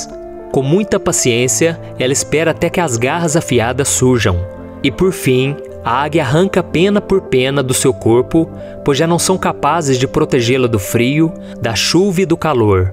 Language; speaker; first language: Portuguese; native; Portuguese